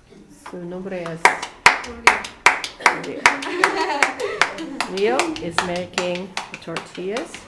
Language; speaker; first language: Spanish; non-native, learner; English